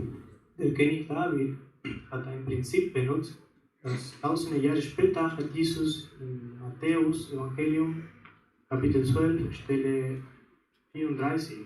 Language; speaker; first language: German; non-native, fluent; Spanish